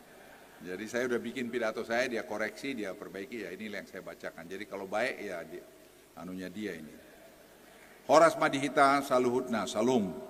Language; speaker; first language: Indonesian; native; Indonesian